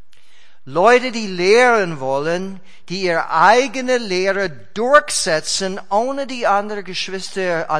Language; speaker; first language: German; non-native, fluent; English